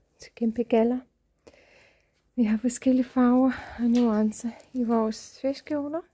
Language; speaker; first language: Danish; non-native, fluent; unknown